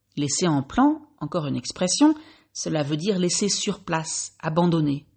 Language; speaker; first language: French; native; French